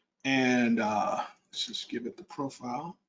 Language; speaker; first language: English; native; English